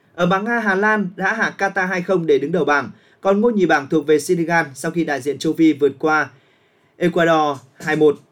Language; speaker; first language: Vietnamese; native; Vietnamese